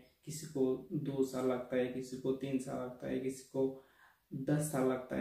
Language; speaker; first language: Hindi; non-native, local second language; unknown